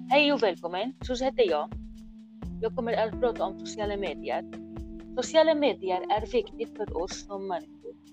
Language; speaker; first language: Swedish; non-native, learner; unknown